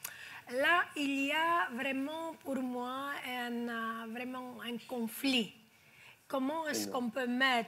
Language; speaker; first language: French; non-native, fluent; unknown